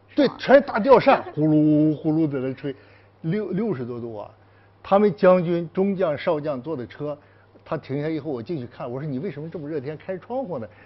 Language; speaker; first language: Chinese; native; Chinese